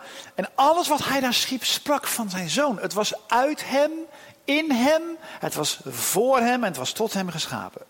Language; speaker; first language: Dutch; native; Dutch